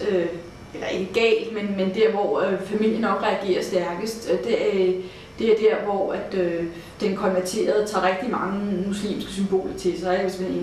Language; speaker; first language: Danish; native; Danish